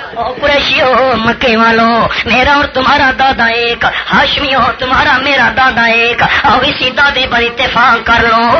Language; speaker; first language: Urdu; non-native, local second language; Pashto